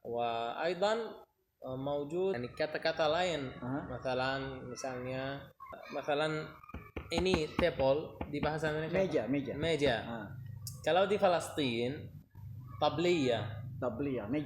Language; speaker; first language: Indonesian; non-native, learner; Arabic